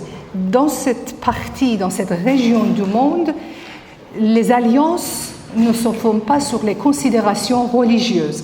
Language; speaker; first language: French; non-native, fluent; Persian